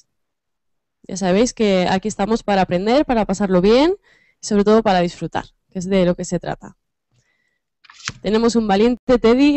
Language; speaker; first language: Spanish; native; Spanish